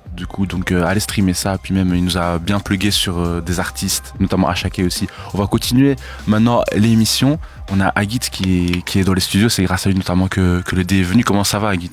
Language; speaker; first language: French; native; French